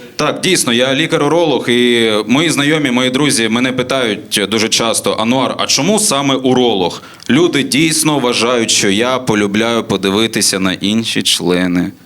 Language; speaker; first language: Ukrainian; non-native, local second language; Russian